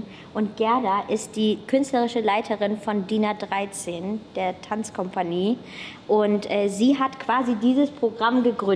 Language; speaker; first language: German; native; German